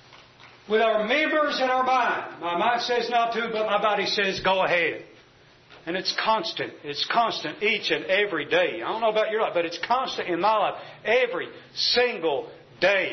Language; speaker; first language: English; native; English